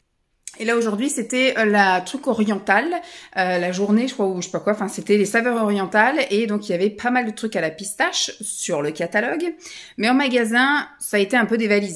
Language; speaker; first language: French; native; French